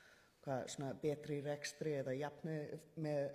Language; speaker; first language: Icelandic; non-native, learner; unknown